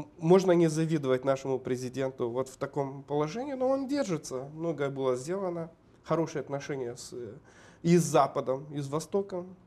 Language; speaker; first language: Russian; non-native, local second language; Romanian